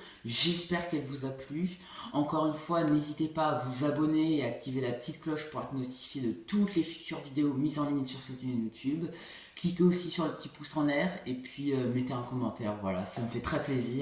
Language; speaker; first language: French; native; French